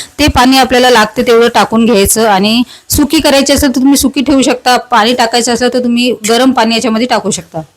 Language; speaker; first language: Marathi; non-native, local second language; Lambadi